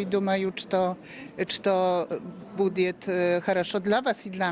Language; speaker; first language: Russian; non-native, learner; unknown